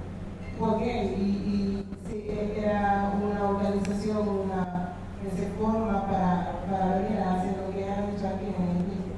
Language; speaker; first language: Spanish; non-native, fluent; Haitian Creole